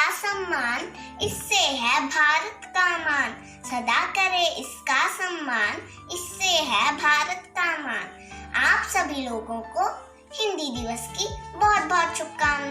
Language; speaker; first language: Hindi; native; Hindi